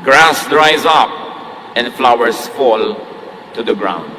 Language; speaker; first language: English; non-native, local second language; Filipino